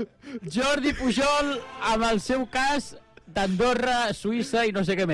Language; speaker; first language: Catalan; native; Catalan